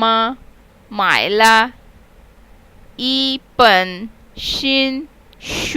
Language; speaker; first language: Chinese; non-native, fluent; Urdu